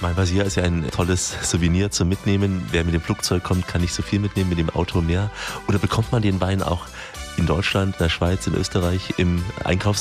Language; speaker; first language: German; native; German